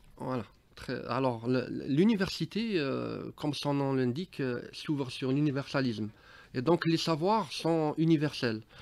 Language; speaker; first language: French; non-native, local second language; Arabic